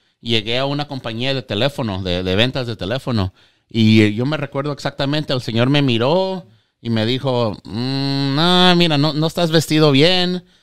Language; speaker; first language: Spanish; early bilingual, heritage; Spanish